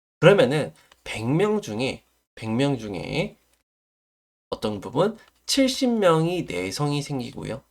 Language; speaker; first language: Korean; native; Korean